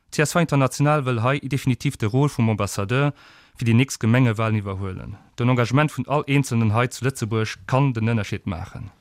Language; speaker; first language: Luxembourgish; non-native, fluent; Portuguese